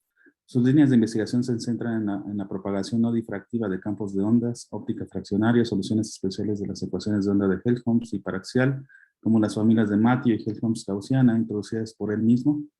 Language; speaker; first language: Spanish; native; Spanish